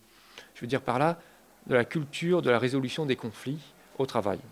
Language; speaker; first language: French; native; French